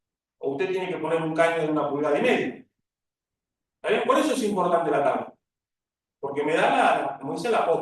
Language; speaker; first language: Spanish; native; Spanish